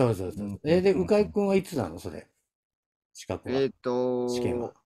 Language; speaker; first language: Japanese; native; Japanese